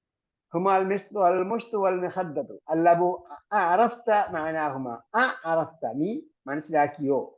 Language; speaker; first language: Arabic; non-native, fluent; Malayalam